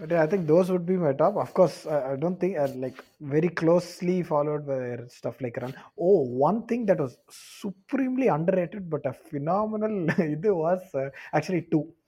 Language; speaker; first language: English; non-native, local second language; Tamil